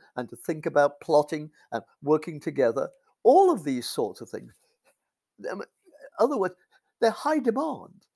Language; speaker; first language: English; native; English